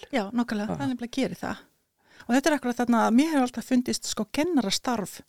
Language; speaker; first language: Icelandic; non-native, fluent; Finnish